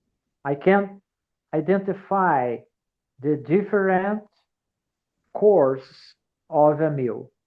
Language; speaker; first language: English; non-native, learner; Portuguese